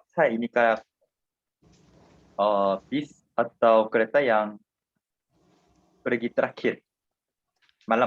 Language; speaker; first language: Indonesian; non-native, fluent; Korean